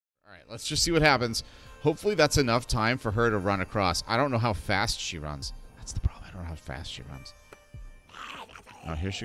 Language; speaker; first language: English; native; English